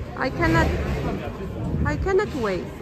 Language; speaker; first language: English; non-native, local second language; Filipino